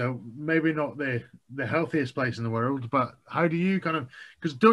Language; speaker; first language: English; native; English